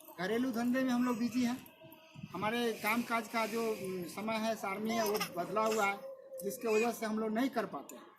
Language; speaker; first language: Hindi; native; Hindi